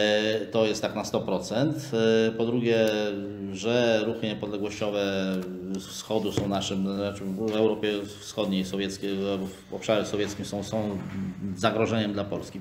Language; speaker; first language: Polish; native; Polish